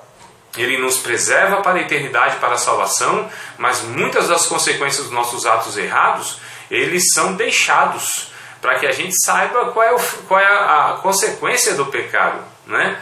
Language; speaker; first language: Portuguese; native; Portuguese